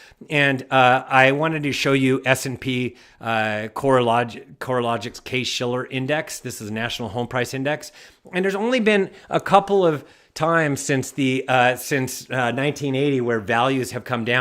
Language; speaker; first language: English; native; English